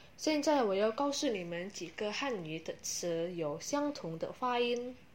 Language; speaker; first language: Chinese; non-native, learner; Indonesian